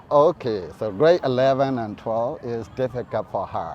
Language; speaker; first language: English; non-native, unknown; Burmese